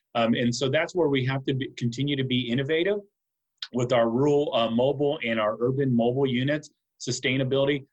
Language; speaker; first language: English; native; English